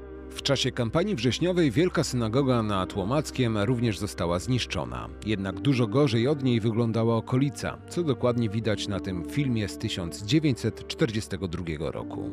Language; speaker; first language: Polish; native; Polish